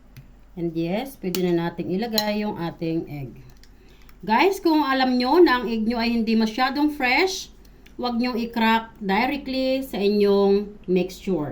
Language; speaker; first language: Filipino; native; Filipino